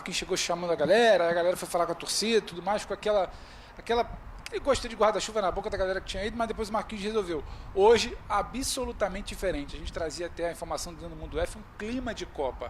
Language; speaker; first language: Portuguese; native; Portuguese